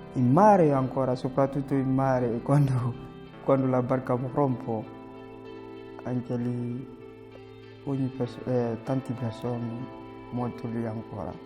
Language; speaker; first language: Italian; non-native, learner; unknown